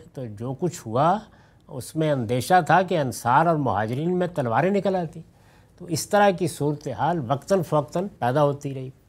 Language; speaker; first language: Urdu; non-native, local second language; Punjabi